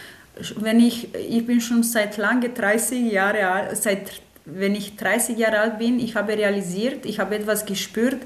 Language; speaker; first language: German; non-native, fluent; Romanian